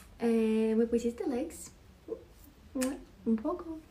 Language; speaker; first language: Spanish; non-native, learner; Russian